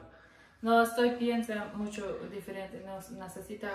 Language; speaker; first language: Spanish; non-native, learner; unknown